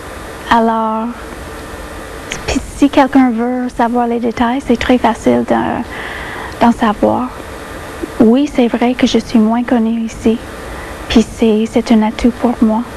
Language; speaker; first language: French; non-native, local second language; English